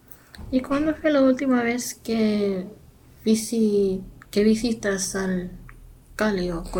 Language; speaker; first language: Spanish; non-native, learner; English